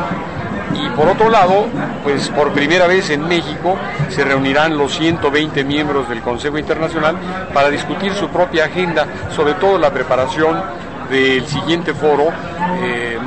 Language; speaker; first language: Spanish; native; Spanish